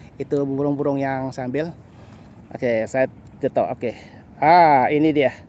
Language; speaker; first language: Malay; native; Malay